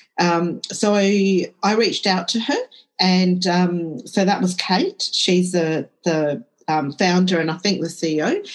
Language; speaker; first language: English; early bilingual, other home language; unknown